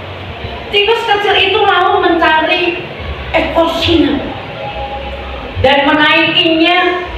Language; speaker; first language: Indonesian; native; Indonesian